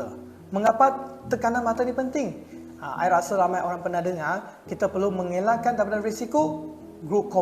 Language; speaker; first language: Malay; non-native, local second language; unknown